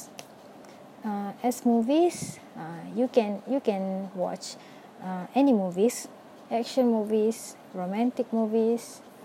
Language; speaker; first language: English; non-native, local second language; Malay